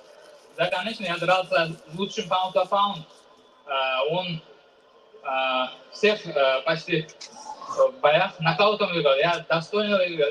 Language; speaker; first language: Russian; non-native, fluent; Uzbek